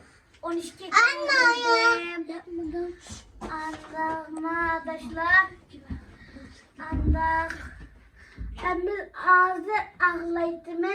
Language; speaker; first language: Turkish; early bilingual, other home language; Uyghur